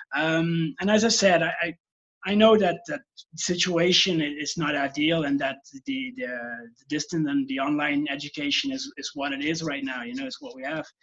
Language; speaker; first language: English; non-native, fluent; Dutch